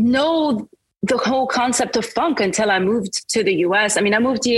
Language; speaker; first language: English; non-native, fluent; French